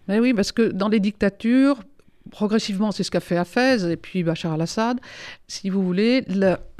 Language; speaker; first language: French; native; French